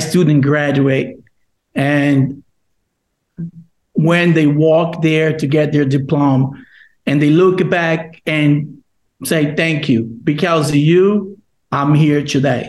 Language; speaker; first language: English; non-native, fluent; Portuguese